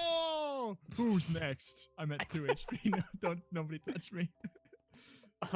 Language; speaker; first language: English; native; English